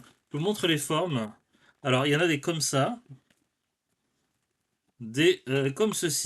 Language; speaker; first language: French; native; French